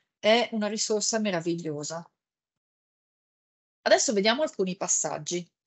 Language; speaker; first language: Italian; native; Italian